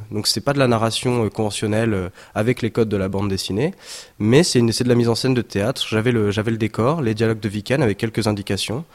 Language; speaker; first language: French; native; French